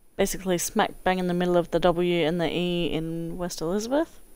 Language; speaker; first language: English; native; English